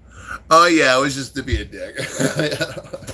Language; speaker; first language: English; native; English